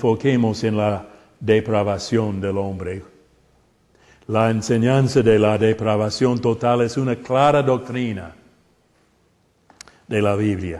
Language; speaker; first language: Spanish; non-native, fluent; English